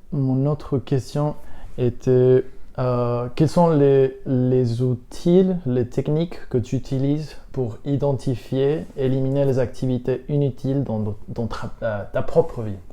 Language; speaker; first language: French; non-native, learner; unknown